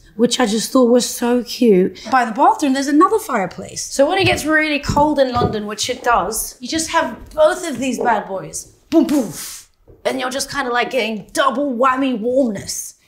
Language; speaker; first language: English; native; English